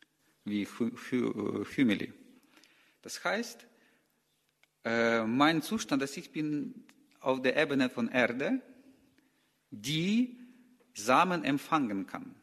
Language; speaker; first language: German; non-native, learner; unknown